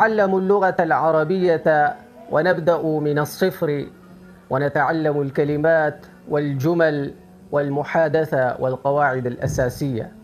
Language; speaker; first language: Arabic; non-native, fluent; Urdu